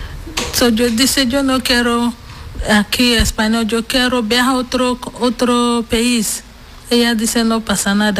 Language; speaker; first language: Spanish; non-native, learner; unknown